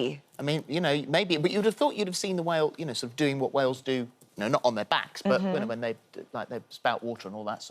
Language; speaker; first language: English; native; English